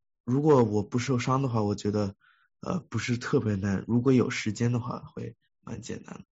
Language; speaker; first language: Chinese; early bilingual, heritage; Chinese